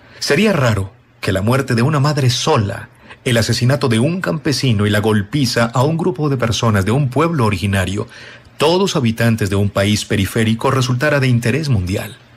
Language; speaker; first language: Spanish; native; Spanish